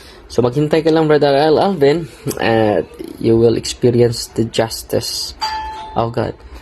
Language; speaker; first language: English; non-native, local second language; Filipino